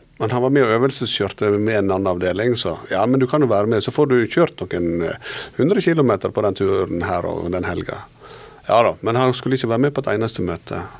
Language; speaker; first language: Norwegian; native; Norwegian